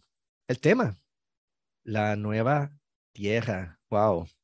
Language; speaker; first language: Spanish; native; Spanish